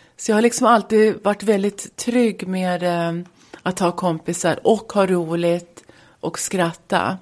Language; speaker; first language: Swedish; native; Swedish